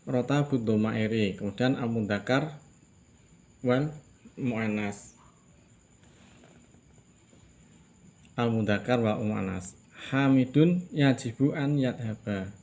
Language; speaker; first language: Arabic; non-native, fluent; Indonesian